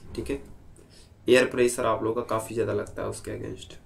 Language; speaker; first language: Hindi; native; Hindi